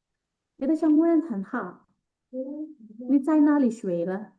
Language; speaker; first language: Chinese; non-native, fluent; Indonesian